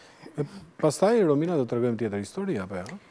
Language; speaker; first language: Albanian; native; Albanian